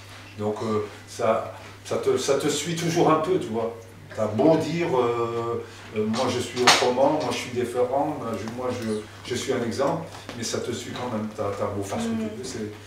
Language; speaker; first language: French; native; French